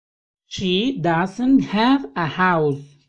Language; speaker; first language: English; non-native, fluent; Spanish